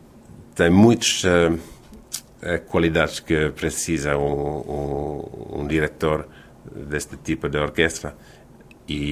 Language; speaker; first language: Portuguese; non-native, fluent; Finnish